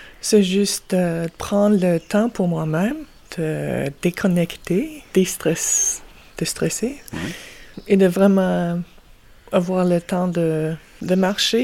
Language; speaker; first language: French; non-native, local second language; English